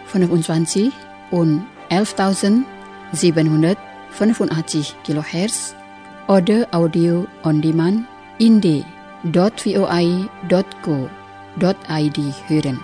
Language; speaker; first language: German; non-native, fluent; Indonesian